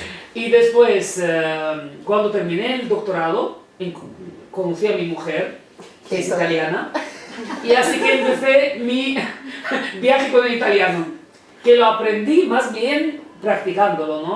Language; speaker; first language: Spanish; non-native, fluent; Arabic